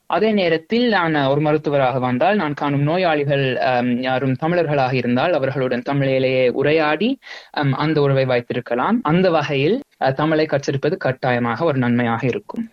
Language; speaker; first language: Tamil; early bilingual, heritage; Tamil